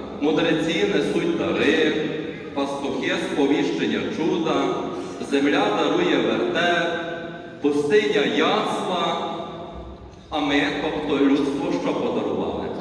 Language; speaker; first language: Ukrainian; native; Ukrainian